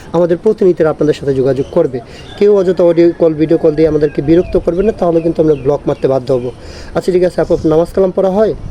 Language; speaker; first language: Bangla; native; Bangla